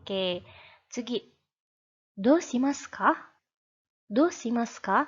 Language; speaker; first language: Japanese; non-native, fluent; Indonesian